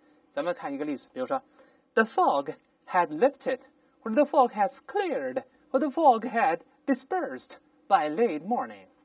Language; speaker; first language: English; non-native, fluent; Chinese